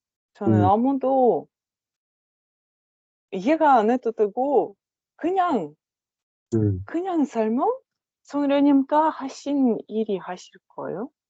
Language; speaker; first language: Korean; non-native, learner; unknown